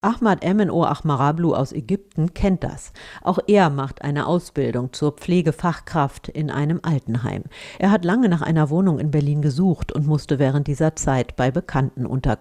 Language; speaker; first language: German; native; German